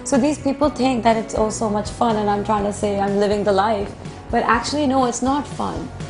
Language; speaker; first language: English; non-native, local second language; Hindi